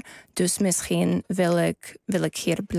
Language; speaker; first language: Dutch; non-native, learner; Ukrainian